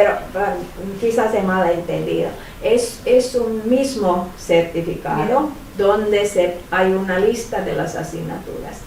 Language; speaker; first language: Spanish; non-native, fluent; Finnish